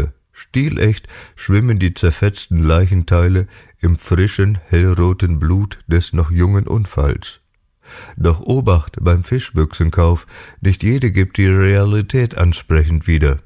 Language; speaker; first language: German; native; German